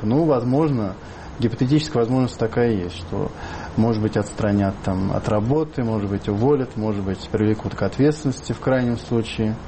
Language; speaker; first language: Russian; native; Russian